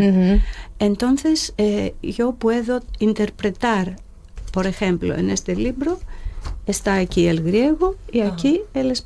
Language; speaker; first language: Spanish; non-native, fluent; Greek